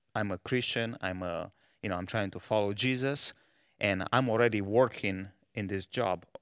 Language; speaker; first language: English; non-native, fluent; Romanian